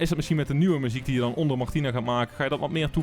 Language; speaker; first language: Dutch; native; Dutch